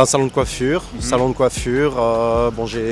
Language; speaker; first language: French; native; French